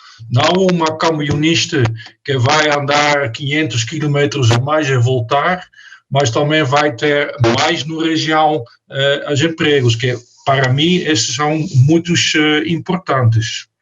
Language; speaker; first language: Portuguese; non-native, fluent; Dutch